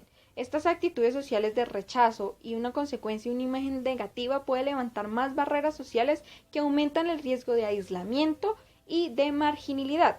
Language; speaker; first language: Spanish; native; Spanish